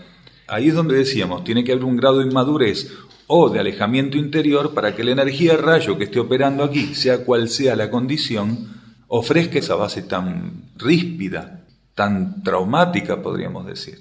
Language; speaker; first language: Spanish; native; Spanish